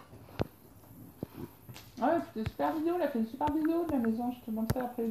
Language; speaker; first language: French; native; French